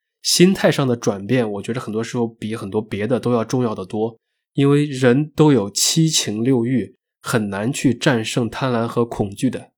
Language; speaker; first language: Chinese; native; Chinese